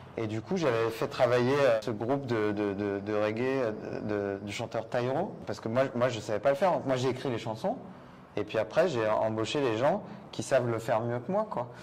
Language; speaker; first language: French; native; French